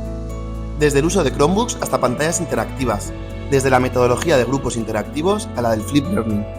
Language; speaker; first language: Spanish; native; Spanish